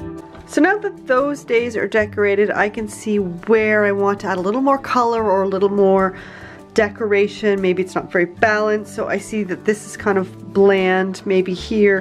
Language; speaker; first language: English; native; English